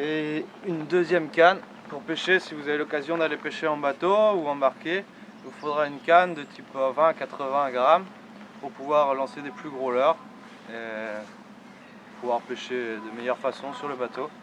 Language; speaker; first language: French; native; French